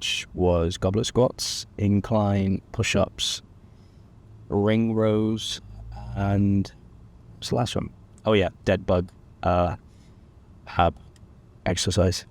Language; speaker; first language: English; native; English